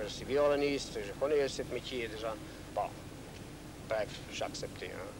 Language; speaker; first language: French; non-native, fluent; Hungarian